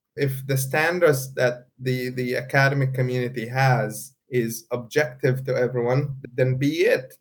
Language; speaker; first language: English; non-native, fluent; Arabic